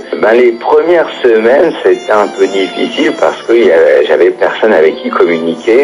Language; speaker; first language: French; native; French